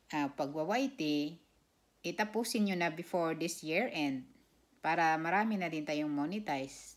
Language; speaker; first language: Filipino; non-native, local second language; Cebuano